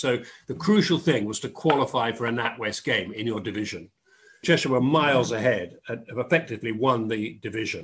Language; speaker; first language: English; native; English